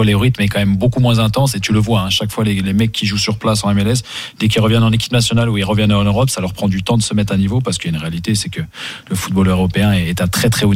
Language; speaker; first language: French; native; French